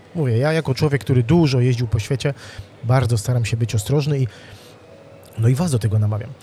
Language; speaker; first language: Polish; native; Polish